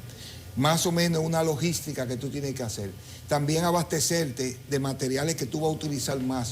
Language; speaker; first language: Spanish; native; Spanish